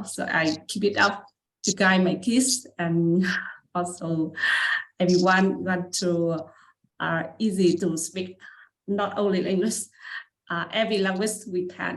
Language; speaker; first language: English; non-native, learner; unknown